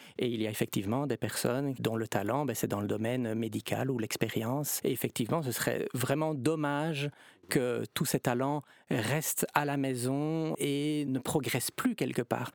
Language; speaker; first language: French; native; French